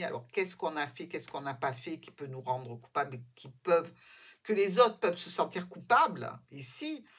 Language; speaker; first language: French; native; French